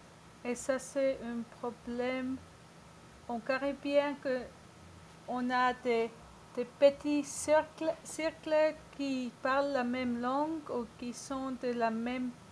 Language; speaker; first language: French; non-native, learner; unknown